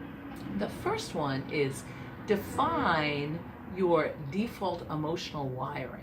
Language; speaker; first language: English; native; English